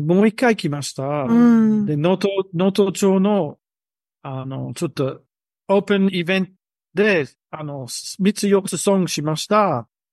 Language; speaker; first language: Japanese; non-native, learner; English